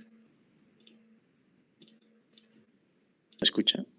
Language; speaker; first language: Spanish; native; Spanish